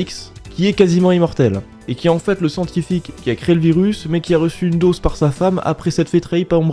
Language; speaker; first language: French; native; French